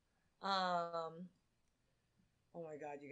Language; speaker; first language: English; native; English